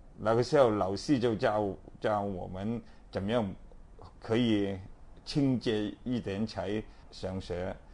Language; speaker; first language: Chinese; non-native, local second language; Cantonese